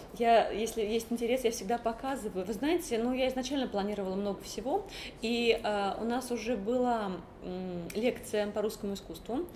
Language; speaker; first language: Russian; native; Russian